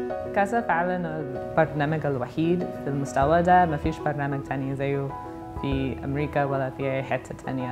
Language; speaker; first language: Arabic; non-native, fluent; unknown